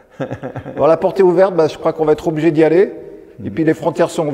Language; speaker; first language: French; native; French